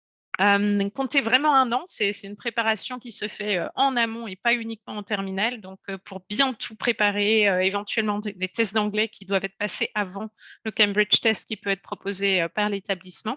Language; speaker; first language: French; native; French